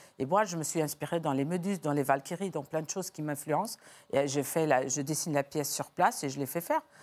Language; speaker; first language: French; non-native, fluent; Portuguese